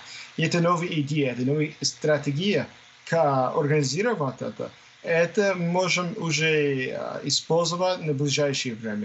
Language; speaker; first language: Russian; non-native, fluent; English